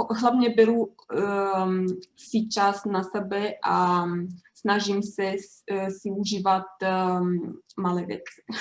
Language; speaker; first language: Czech; non-native, learner; Romanian